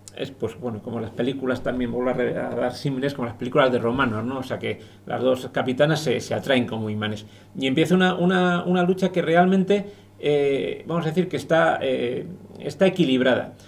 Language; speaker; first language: Spanish; native; Spanish